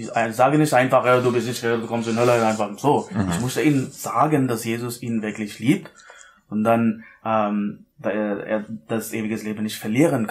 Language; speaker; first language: German; non-native, learner; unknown